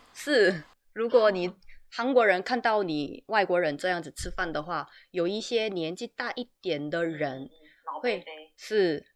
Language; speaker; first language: Chinese; non-native, fluent; Korean